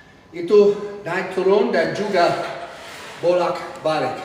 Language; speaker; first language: Indonesian; non-native, fluent; English